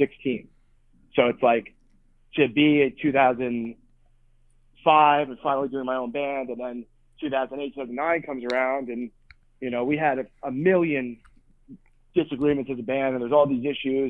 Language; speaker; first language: English; native; English